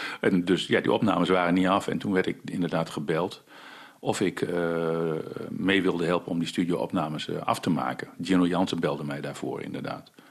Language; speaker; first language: Dutch; early bilingual, other home language; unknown